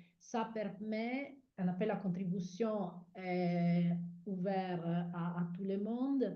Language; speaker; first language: French; non-native, fluent; Italian